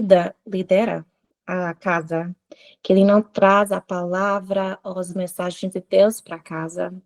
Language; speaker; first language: Portuguese; non-native, fluent; English